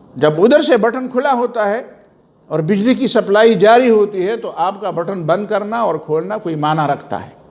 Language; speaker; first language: Urdu; non-native, local second language; Pashto